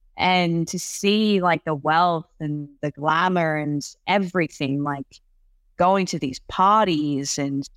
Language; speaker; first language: English; non-native, local second language; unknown